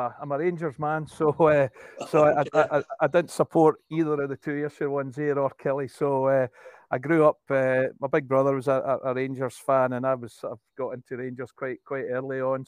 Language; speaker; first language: English; native; English